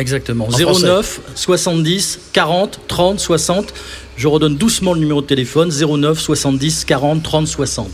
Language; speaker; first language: French; native; French